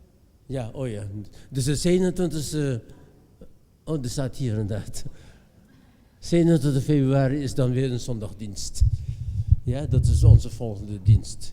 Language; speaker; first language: Dutch; non-native, fluent; Indonesian